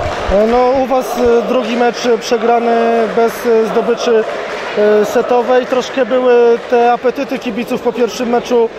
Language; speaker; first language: Polish; native; Polish